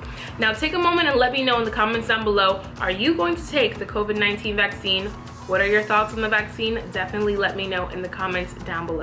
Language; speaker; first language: English; native; English